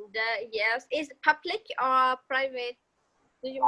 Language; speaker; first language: English; non-native, learner; Vietnamese